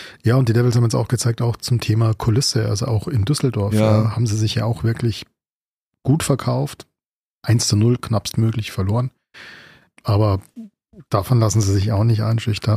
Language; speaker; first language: German; native; German